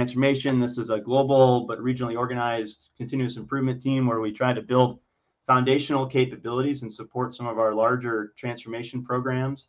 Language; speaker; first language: English; native; English